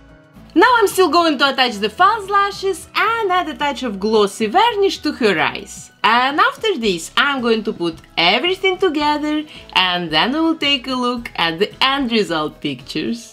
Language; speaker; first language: English; non-native, fluent; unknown